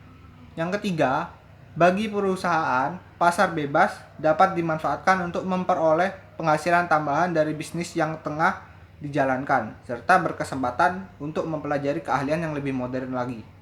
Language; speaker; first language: Indonesian; native; Indonesian